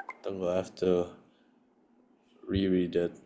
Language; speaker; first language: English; non-native, fluent; Indonesian